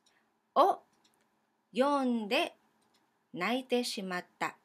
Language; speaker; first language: Japanese; non-native, fluent; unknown